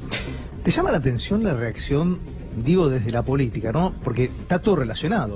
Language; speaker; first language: Spanish; native; Spanish